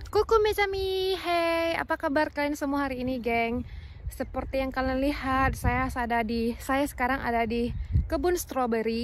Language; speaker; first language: Indonesian; native; Indonesian